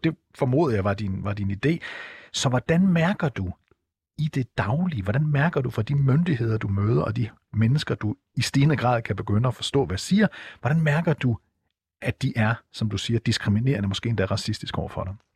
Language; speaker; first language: Danish; native; Danish